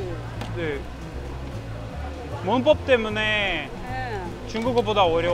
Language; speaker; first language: Korean; non-native, fluent; Russian